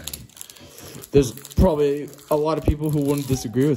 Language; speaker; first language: English; native; English